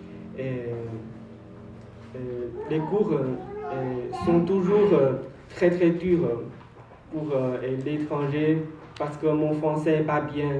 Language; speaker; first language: French; non-native, learner; Chinese